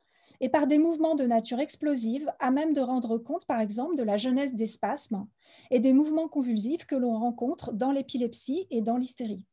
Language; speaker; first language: French; native; French